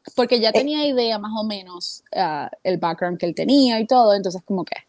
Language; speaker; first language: Spanish; native; Spanish